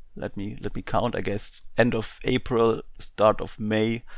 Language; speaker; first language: English; non-native, fluent; German